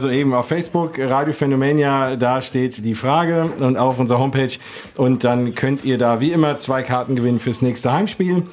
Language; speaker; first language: German; native; German